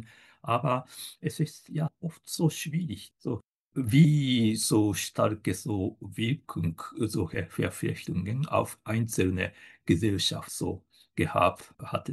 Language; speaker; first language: German; non-native, fluent; Japanese